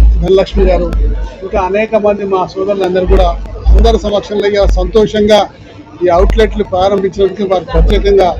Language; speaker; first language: Telugu; native; Telugu